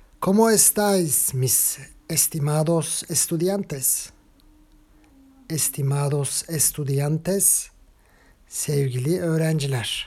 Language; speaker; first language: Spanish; non-native, fluent; Turkish